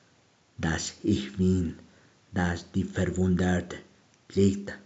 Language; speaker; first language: German; non-native, learner; Spanish